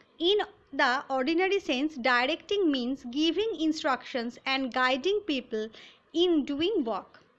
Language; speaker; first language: English; non-native, local second language; Bangla